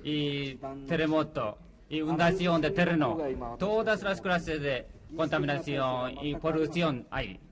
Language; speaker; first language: Spanish; non-native, learner; Japanese